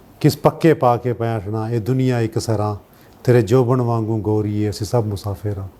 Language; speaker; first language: Urdu; non-native, local second language; Punjabi